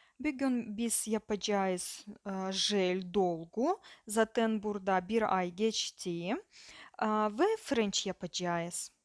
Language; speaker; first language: Turkish; non-native, learner; Russian